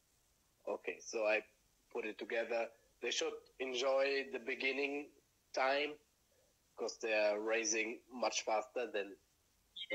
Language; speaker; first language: English; non-native, fluent; German